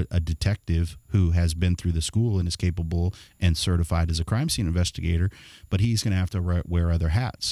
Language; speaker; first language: English; native; English